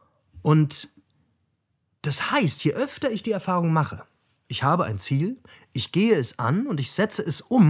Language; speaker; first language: German; native; German